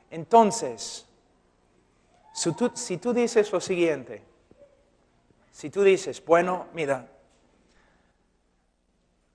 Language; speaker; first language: Spanish; non-native, fluent; English